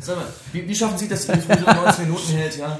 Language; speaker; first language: German; native; German